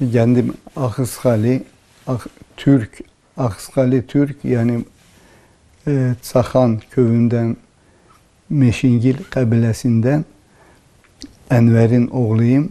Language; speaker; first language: Turkish; early bilingual, heritage; Turkish